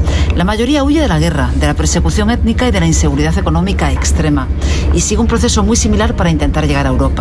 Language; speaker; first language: Spanish; native; Spanish